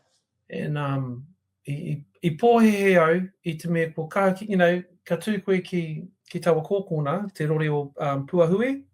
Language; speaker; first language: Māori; non-native, local second language; English